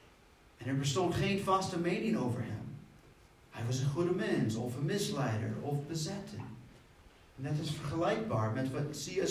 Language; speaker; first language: Dutch; non-native, fluent; English